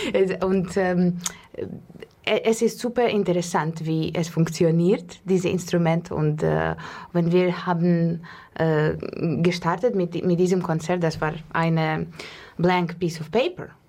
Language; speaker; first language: German; non-native, learner; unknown